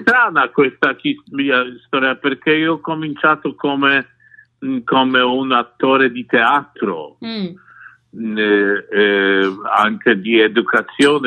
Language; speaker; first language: Italian; non-native, fluent; Polish